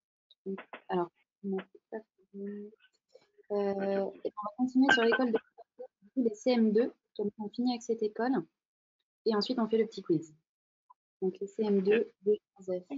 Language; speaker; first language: French; native; French